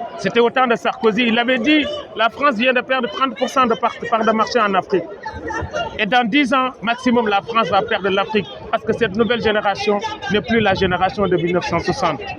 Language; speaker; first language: French; non-native, local second language; Wolof